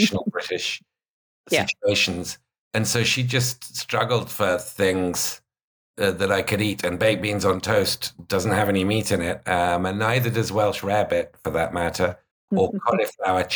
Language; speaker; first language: English; native; English